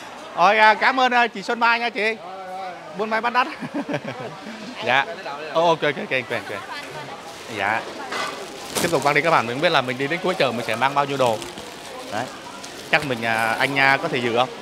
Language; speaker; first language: Vietnamese; native; Vietnamese